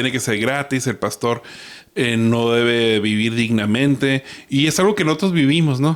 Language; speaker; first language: Spanish; native; Spanish